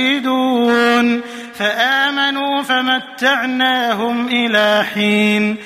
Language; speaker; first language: Arabic; native; Arabic